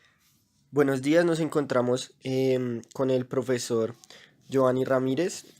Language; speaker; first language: Spanish; native; Spanish